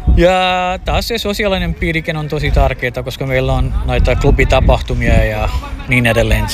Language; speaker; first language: Finnish; non-native, fluent; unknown